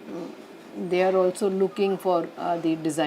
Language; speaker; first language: Telugu; non-native, fluent; Hindi